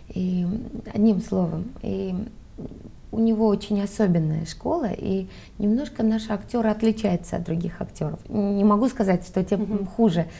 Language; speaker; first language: Russian; non-native, local second language; Armenian